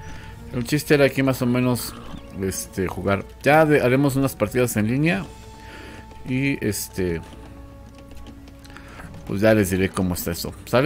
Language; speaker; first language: Spanish; native; Spanish